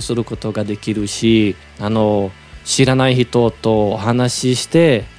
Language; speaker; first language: Japanese; non-native, learner; Portuguese